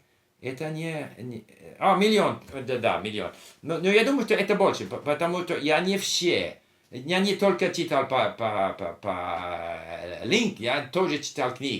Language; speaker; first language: Russian; non-native, learner; English